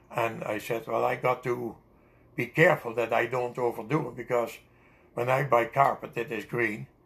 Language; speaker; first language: English; non-native, fluent; Dutch